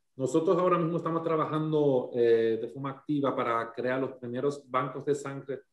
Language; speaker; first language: Spanish; non-native, fluent; German